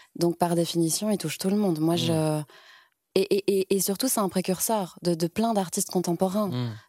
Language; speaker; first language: French; native; French